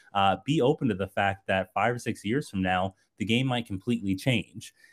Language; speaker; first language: English; native; English